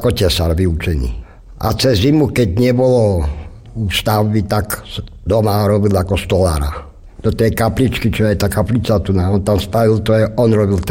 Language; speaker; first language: Slovak; native; Slovak